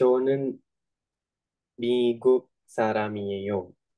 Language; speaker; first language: Korean; non-native, learner; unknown